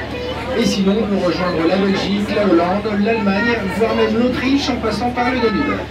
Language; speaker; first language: French; native; French